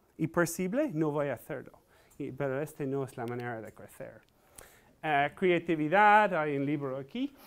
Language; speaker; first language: Spanish; non-native, fluent; English